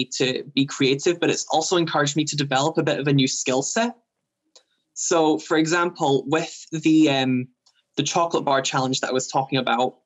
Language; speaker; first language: English; native; English